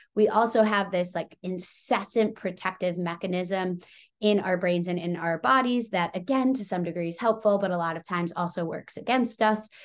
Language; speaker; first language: English; native; English